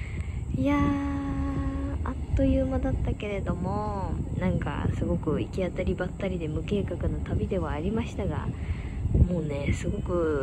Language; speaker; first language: Japanese; native; Japanese